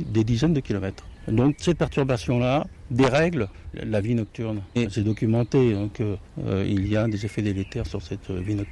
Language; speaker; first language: French; native; French